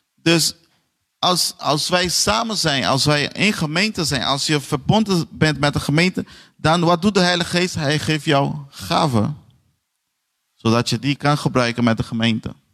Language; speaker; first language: Dutch; non-native, fluent; Portuguese